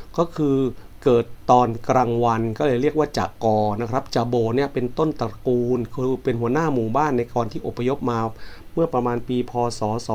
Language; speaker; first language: Thai; native; Thai